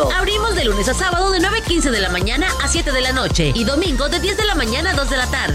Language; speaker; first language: Spanish; native; Spanish